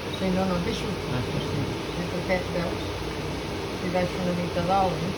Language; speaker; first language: Catalan; native; Catalan